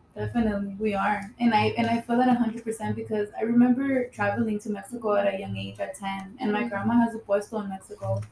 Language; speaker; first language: English; native; English